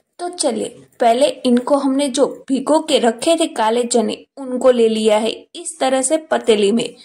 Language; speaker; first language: Hindi; non-native, local second language; Gujarati